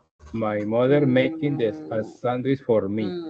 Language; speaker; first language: English; non-native, learner; Spanish